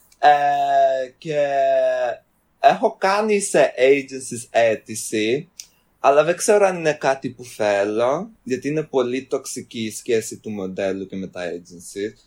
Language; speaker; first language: Greek; early bilingual, other home language; Albanian